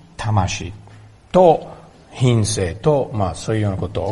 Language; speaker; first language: Japanese; non-native, learner; English